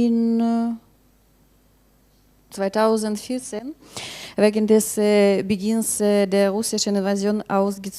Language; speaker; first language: German; non-native, learner; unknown